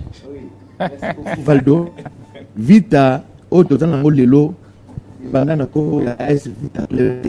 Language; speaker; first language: French; non-native, local second language; Lingala